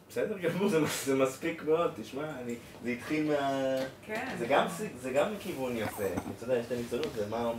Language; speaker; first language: Hebrew; native; Hebrew